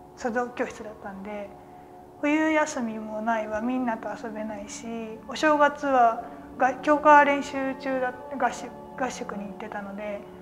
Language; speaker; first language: Japanese; native; Japanese